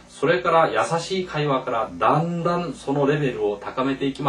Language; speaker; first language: Japanese; non-native, fluent; Korean